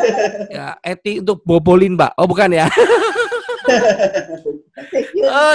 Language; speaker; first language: Indonesian; native; Indonesian